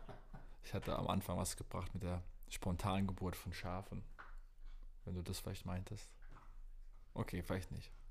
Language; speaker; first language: German; native; German